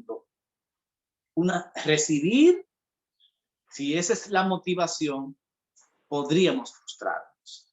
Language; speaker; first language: Spanish; native; Spanish